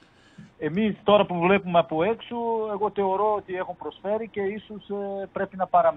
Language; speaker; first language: Greek; non-native, fluent; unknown